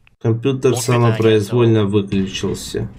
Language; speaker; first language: Russian; native; Russian